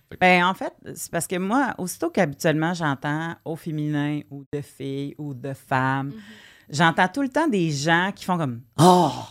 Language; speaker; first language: French; native; French